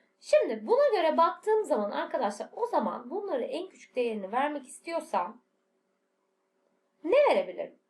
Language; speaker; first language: Turkish; native; Turkish